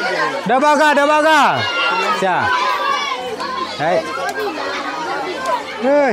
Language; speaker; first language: Portuguese; non-native, learner; Vietnamese